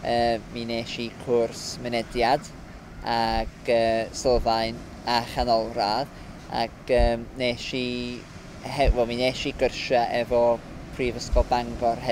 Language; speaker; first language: Welsh; non-native, fluent; English